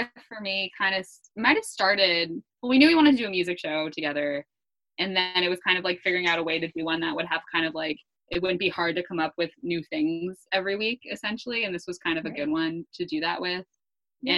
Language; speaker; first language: English; native; English